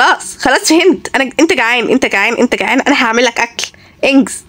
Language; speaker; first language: Arabic; native; Arabic